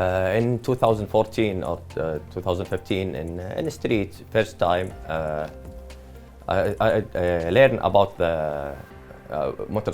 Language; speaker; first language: English; non-native, learner; Arabic